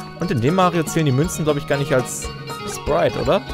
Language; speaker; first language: German; native; German